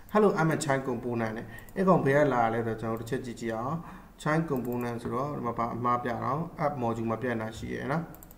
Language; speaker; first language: Burmese; native; Burmese